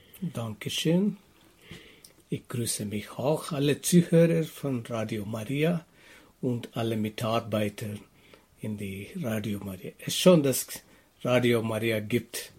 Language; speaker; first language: German; non-native, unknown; Telugu